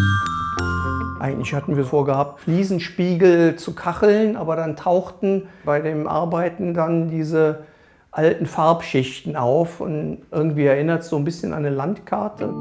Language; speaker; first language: German; native; German